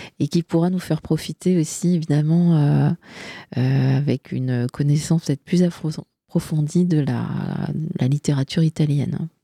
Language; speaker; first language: French; native; French